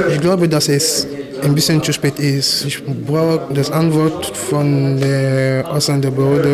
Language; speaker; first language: German; non-native, learner; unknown